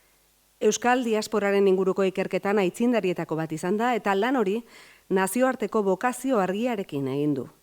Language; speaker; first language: Basque; native; Basque